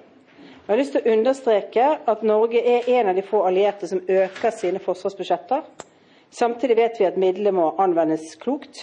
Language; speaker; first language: Norwegian; native; Norwegian